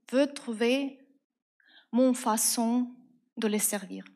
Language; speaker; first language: French; non-native, fluent; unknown